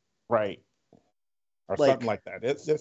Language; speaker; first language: English; native; English